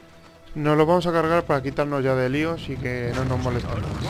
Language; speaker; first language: Spanish; native; Spanish